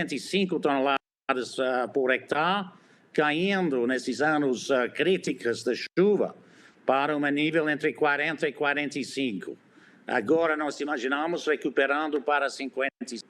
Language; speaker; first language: Portuguese; non-native, fluent; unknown